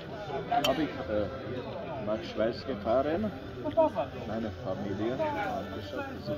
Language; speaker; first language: German; non-native, learner; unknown